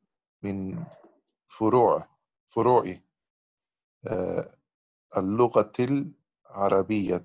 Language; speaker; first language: Arabic; non-native, learner; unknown